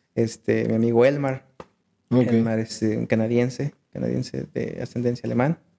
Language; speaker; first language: Spanish; native; Spanish